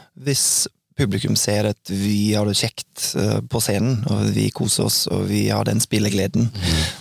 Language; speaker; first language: Norwegian; non-native, fluent; English